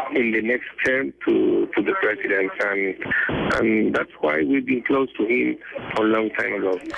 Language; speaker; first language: English; non-native, fluent; Spanish